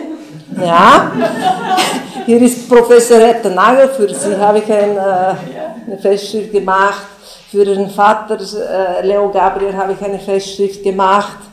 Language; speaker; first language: German; non-native, fluent; Bulgarian